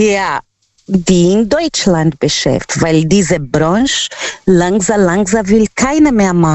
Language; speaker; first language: German; non-native, learner; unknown